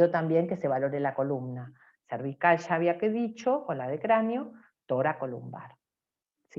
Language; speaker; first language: Spanish; native; Spanish